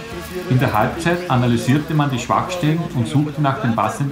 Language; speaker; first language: German; native; German